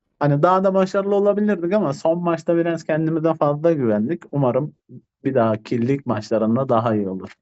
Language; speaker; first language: Turkish; native; Turkish